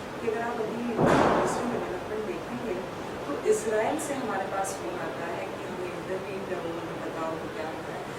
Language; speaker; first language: Hindi; native; Hindi